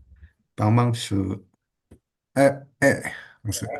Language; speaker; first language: Chinese; non-native, learner; Indonesian